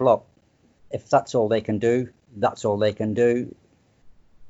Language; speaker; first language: English; native; English